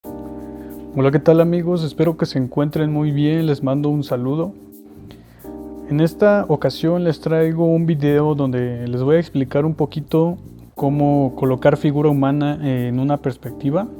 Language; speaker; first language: Spanish; native; Spanish